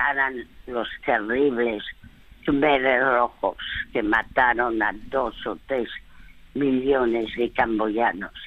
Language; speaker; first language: Spanish; early bilingual, other home language; French